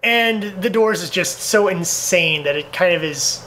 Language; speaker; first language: English; native; English